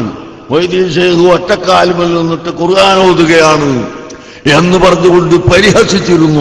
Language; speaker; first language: Malayalam; native; Malayalam